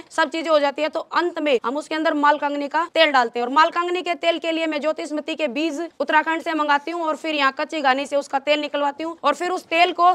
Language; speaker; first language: Hindi; native; Hindi